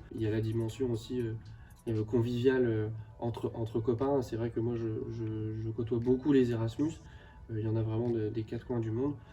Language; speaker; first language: French; native; French